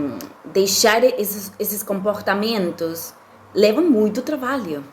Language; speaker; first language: Portuguese; non-native, fluent; Spanish